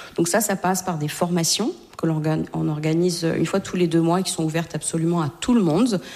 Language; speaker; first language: French; native; French